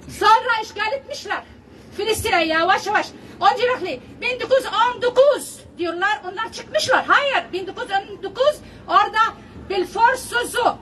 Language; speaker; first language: Turkish; non-native, learner; Arabic